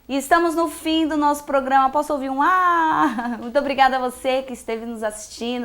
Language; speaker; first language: Portuguese; native; Portuguese